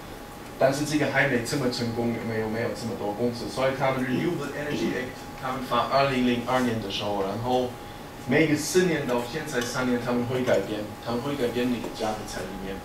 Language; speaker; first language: Chinese; non-native, fluent; German